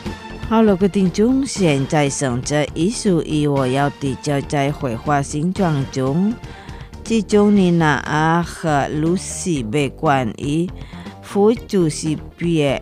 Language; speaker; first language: Chinese; non-native, fluent; Indonesian